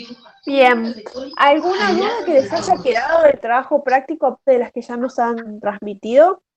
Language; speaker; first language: Spanish; native; Spanish